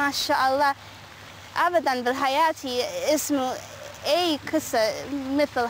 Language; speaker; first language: Arabic; non-native, learner; English